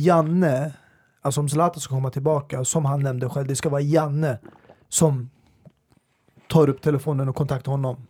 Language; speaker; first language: Swedish; native; Swedish